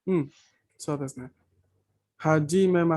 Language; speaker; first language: Japanese; non-native, fluent; Spanish